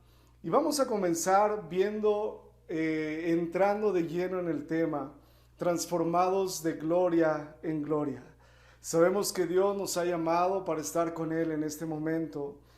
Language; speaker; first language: Spanish; native; Spanish